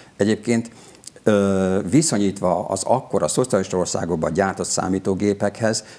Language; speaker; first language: Hungarian; native; Hungarian